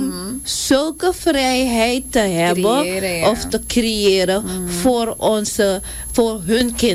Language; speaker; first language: Dutch; non-native, local second language; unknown